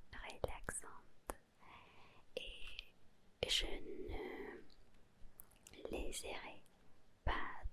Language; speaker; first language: French; non-native, learner; Spanish